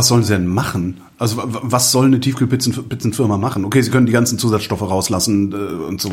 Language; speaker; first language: German; native; German